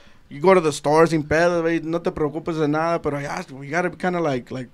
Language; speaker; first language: English; early bilingual, other home language; Spanish